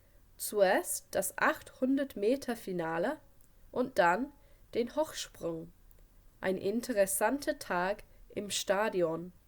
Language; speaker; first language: German; non-native, fluent; English